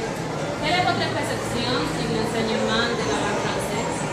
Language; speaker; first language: French; non-native, learner; Spanish